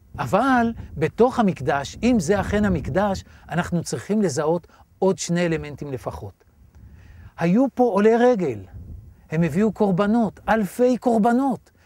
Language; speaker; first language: Hebrew; native; Hebrew